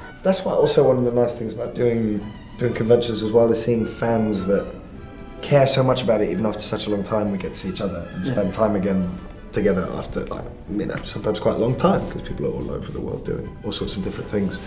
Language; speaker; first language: English; native; English